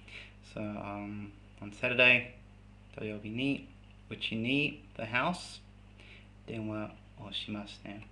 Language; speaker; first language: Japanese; non-native, fluent; English